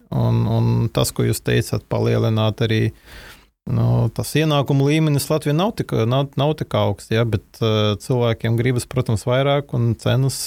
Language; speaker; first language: Latvian; non-native, local second language; Russian